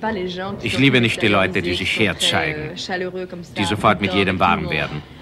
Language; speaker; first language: German; native; German